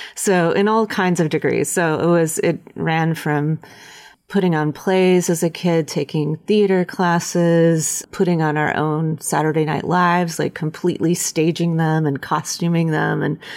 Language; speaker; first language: English; native; English